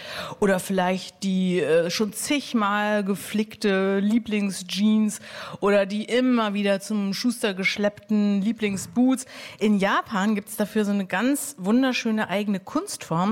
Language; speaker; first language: German; native; German